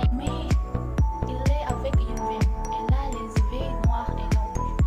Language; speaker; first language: French; non-native, learner; Indonesian